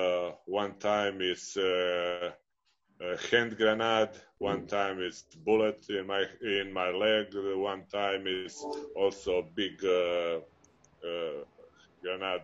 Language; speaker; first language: English; non-native, fluent; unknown